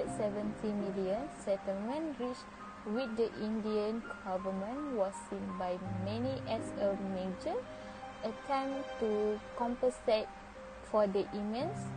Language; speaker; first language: English; non-native, local second language; Malay